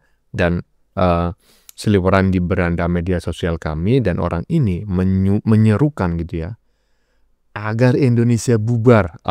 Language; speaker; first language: Indonesian; native; Indonesian